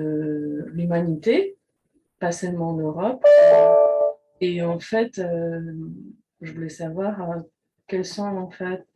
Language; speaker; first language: French; non-native, fluent; Polish